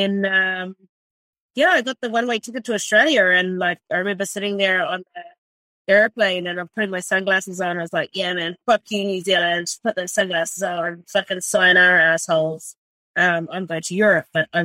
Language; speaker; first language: English; native; English